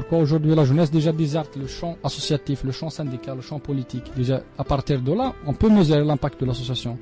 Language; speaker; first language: French; non-native, local second language; Arabic